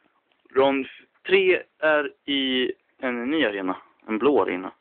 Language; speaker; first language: Swedish; native; Swedish